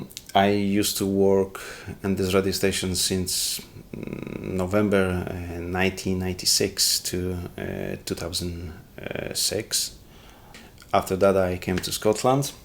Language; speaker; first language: English; non-native, learner; Polish